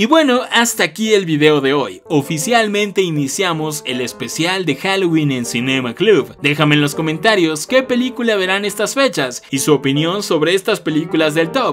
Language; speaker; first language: Spanish; native; Spanish